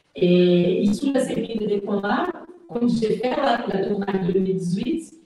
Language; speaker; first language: French; non-native, fluent; Portuguese